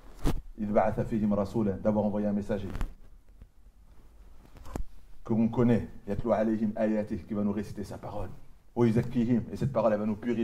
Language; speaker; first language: French; native; French